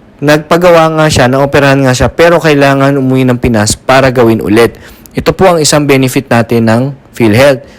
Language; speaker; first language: Filipino; native; Filipino